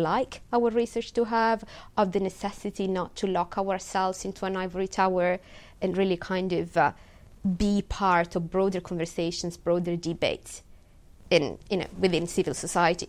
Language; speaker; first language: English; non-native, fluent; Italian